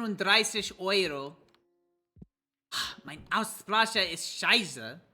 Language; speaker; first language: German; non-native, learner; English